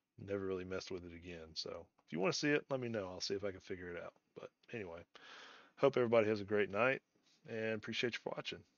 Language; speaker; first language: English; native; English